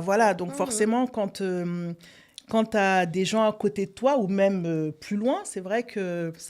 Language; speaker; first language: French; native; French